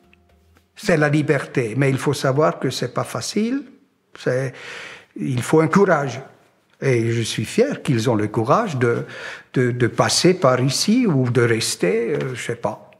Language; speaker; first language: French; non-native, local second language; German